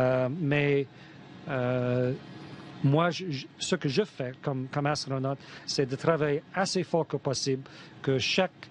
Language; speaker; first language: French; non-native, fluent; English